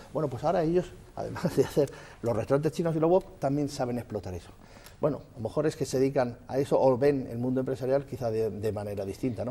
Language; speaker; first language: Spanish; native; Spanish